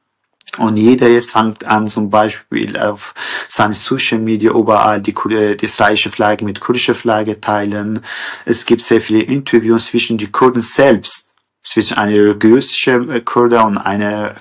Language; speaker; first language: German; non-native, learner; Kurdish